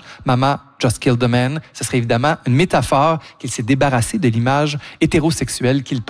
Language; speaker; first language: French; native; French